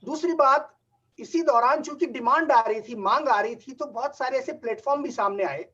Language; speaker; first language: Hindi; native; Hindi